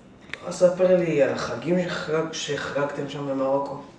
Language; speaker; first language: Hebrew; native; Hebrew